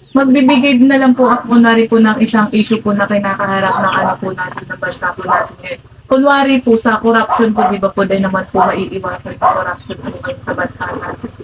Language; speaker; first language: Filipino; native; Filipino